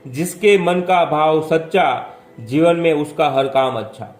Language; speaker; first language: Hindi; non-native, local second language; Gujarati